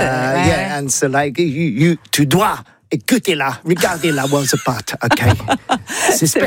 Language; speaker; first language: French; non-native, learner; English